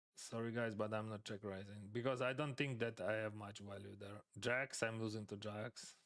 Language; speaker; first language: English; non-native, fluent; Ukrainian